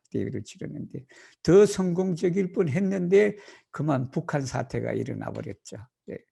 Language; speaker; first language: Korean; native; Korean